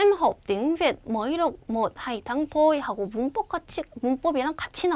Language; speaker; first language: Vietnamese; non-native, fluent; Korean